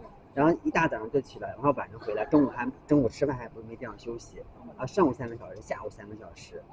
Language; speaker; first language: Chinese; native; Chinese